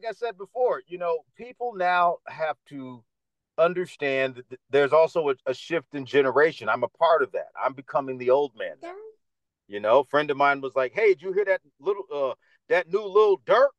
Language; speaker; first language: English; early bilingual, other home language; Spanish